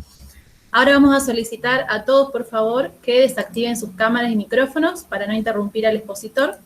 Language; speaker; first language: Spanish; native; Spanish